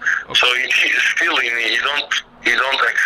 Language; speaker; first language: English; non-native, learner; Turkish